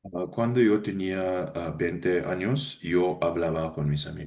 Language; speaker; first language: Spanish; non-native, learner; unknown